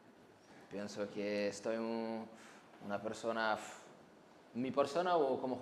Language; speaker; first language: Spanish; non-native, learner; French